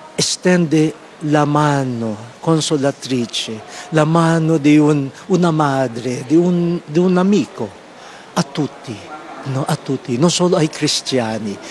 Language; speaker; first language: Italian; non-native, fluent; Filipino